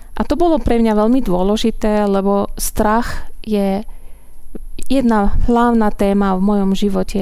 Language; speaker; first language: Slovak; non-native, fluent; German